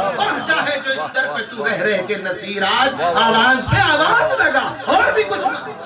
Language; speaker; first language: Urdu; non-native, local second language; Punjabi